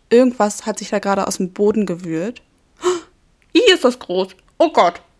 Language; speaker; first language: German; native; German